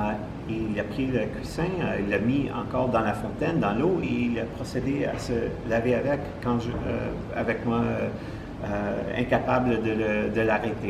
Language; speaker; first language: French; non-native, local second language; English